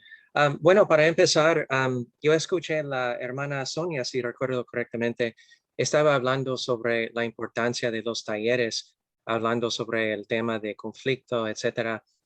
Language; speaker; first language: Spanish; non-native, fluent; English